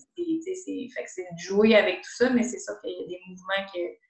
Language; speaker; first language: French; native; French